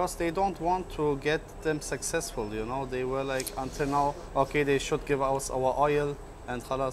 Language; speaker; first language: English; non-native, learner; German